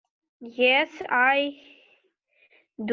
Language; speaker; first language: English; non-native, learner; Russian